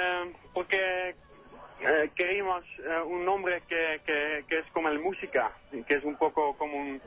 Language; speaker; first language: Spanish; non-native, learner; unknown